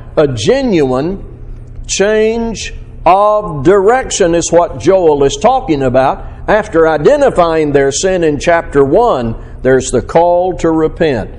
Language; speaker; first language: English; native; English